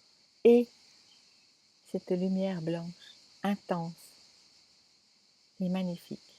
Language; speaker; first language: French; native; French